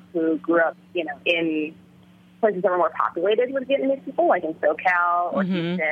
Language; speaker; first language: English; early bilingual, other home language; Vietnamese